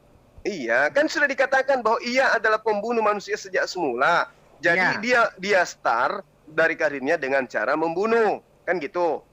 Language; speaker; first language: Indonesian; native; Indonesian